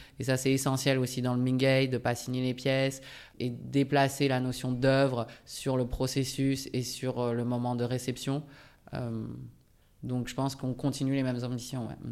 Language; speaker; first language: French; early bilingual, other home language; Japanese